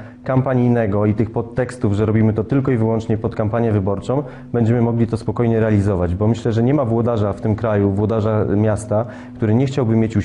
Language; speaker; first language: Polish; native; Polish